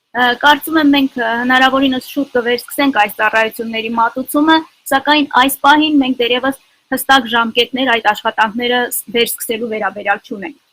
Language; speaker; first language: Armenian; native; Armenian